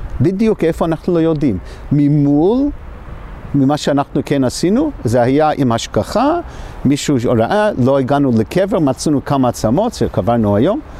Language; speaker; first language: Hebrew; non-native, fluent; English